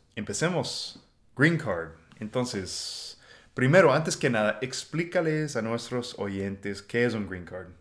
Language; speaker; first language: Spanish; non-native, fluent; English